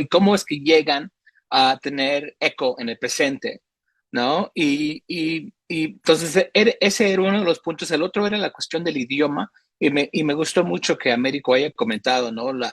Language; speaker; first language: Spanish; early bilingual, heritage; Spanish